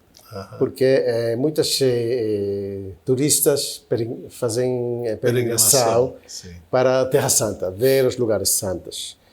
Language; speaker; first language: Portuguese; non-native, fluent; Hebrew